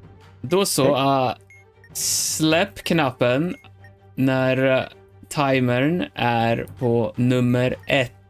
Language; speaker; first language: Swedish; non-native, learner; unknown